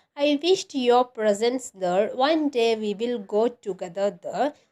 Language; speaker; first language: English; non-native, local second language; Malayalam